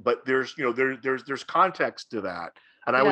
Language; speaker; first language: English; native; English